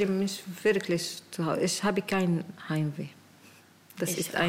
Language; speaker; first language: German; non-native, learner; Arabic